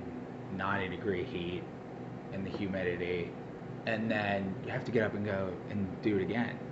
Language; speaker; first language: English; native; English